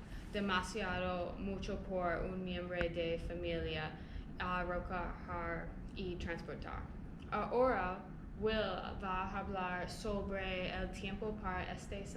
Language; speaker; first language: Spanish; non-native, learner; English